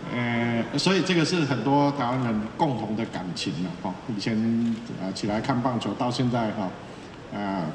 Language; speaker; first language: Chinese; native; Chinese